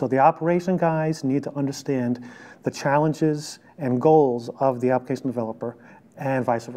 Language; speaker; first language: English; native; English